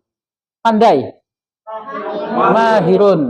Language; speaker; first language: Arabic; non-native, fluent; Indonesian